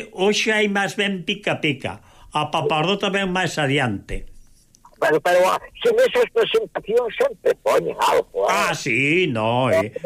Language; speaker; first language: Galician; native; Galician